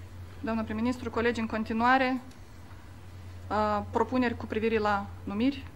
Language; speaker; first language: Romanian; native; Romanian